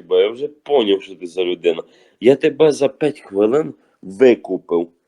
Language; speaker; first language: Ukrainian; native; Ukrainian